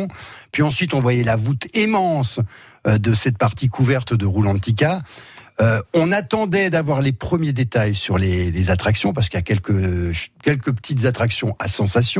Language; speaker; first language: French; native; French